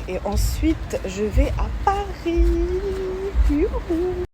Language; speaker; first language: French; native; French